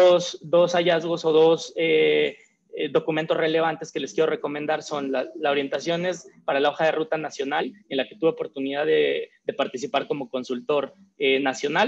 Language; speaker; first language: Spanish; native; Spanish